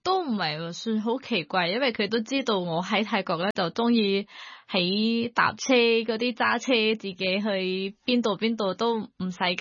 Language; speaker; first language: Cantonese; non-native, learner; Thai